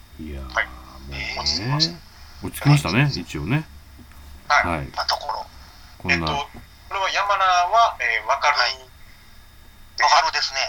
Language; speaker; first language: Japanese; native; Japanese